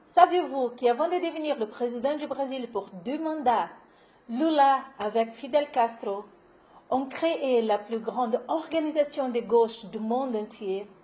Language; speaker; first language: French; non-native, fluent; Portuguese